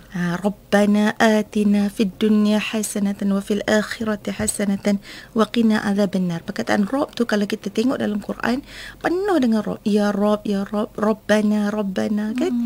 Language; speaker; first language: Malay; native; Malay